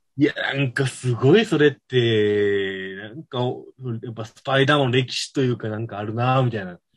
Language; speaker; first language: Japanese; native; Japanese